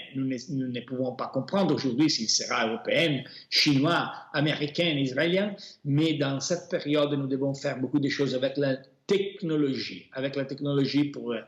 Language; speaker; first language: French; non-native, fluent; Italian